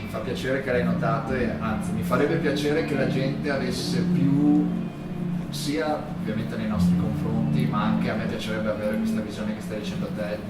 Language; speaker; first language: Italian; native; Italian